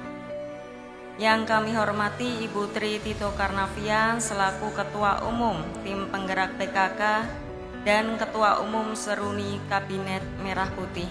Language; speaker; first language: Indonesian; native; Indonesian